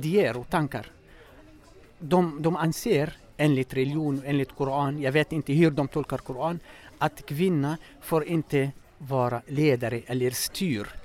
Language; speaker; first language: Swedish; non-native, fluent; Arabic